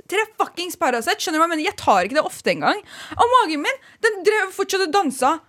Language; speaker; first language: Norwegian; early bilingual, other home language; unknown